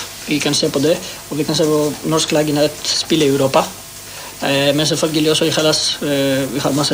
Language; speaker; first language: Norwegian; non-native, learner; Greek